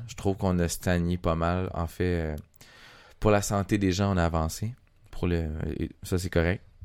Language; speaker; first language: French; native; French